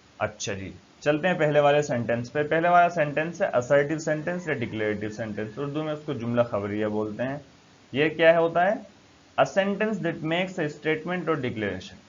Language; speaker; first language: Urdu; native; Urdu